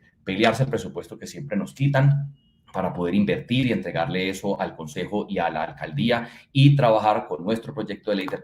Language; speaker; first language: Spanish; native; Spanish